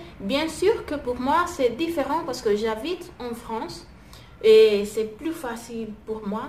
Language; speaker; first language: French; non-native, fluent; Spanish